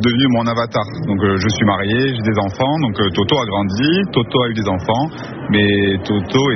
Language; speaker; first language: French; native; French